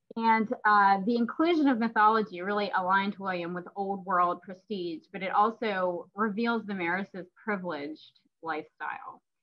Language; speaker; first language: English; native; English